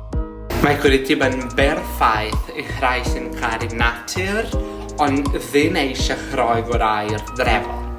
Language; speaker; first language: Welsh; non-native, learner; Portuguese